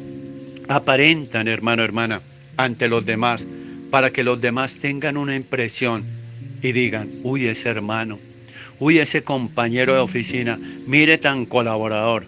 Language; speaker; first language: Spanish; native; Spanish